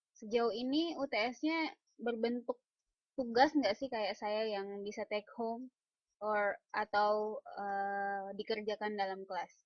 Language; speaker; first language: Indonesian; native; Indonesian